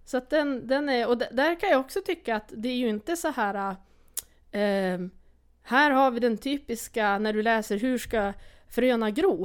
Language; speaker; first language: Swedish; native; Swedish